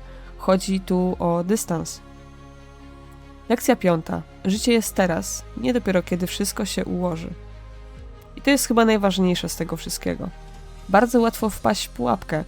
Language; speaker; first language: Polish; native; Polish